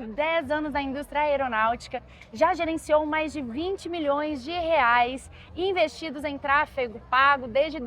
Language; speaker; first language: Portuguese; native; Portuguese